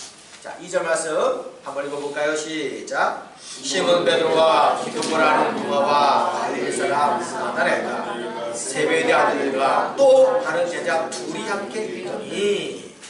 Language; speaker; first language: Korean; native; Korean